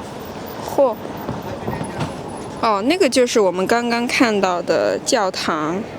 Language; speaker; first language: Chinese; non-native, fluent; French